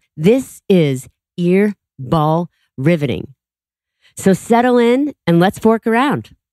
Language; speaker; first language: English; native; English